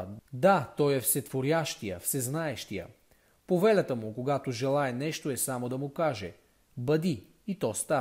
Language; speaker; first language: Bulgarian; native; Bulgarian